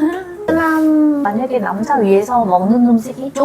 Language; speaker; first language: Korean; non-native, learner; Vietnamese